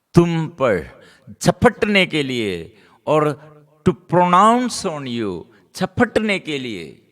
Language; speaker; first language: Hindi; non-native, local second language; Malayalam